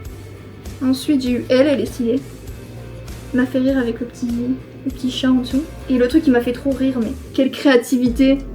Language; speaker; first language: French; native; French